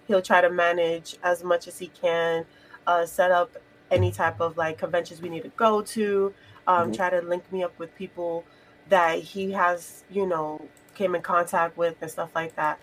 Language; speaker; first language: English; native; English